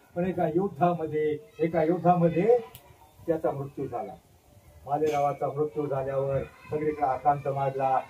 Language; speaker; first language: Marathi; native; Marathi